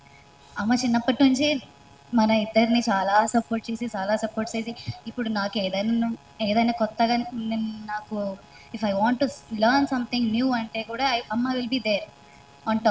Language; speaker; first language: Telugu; non-native, learner; Malayalam